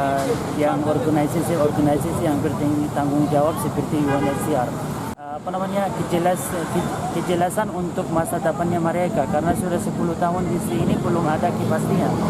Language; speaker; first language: Indonesian; non-native, fluent; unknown